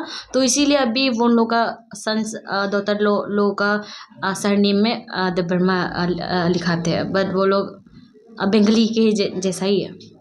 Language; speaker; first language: Hindi; non-native, local second language; Kok Borok